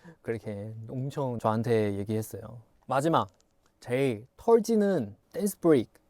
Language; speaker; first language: Korean; non-native, fluent; Chinese